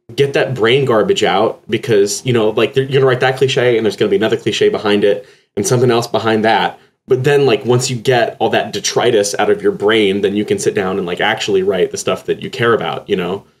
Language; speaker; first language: English; native; English